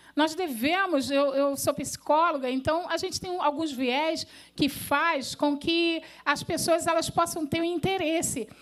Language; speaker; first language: Portuguese; native; Portuguese